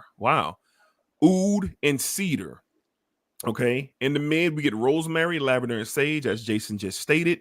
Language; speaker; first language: English; native; English